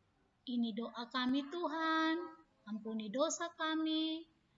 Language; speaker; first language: Indonesian; native; Indonesian